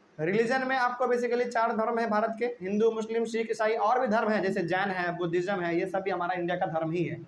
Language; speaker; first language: Hindi; native; Hindi